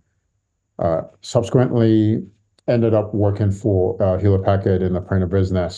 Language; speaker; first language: English; non-native, local second language; Yoruba